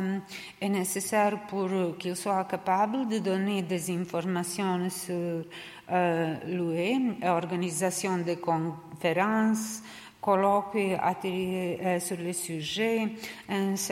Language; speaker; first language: French; non-native, learner; Serbian